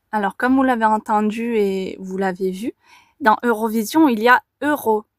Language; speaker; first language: French; native; French